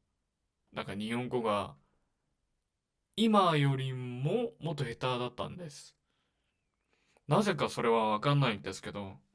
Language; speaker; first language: Japanese; non-native, learner; Korean